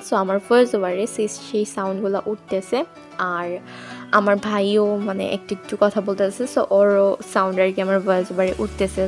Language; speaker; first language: Bangla; non-native, local second language; Sylheti